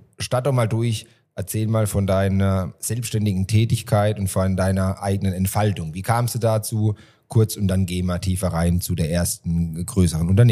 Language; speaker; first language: German; native; German